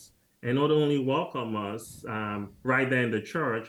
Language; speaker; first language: English; non-native, local second language; Krio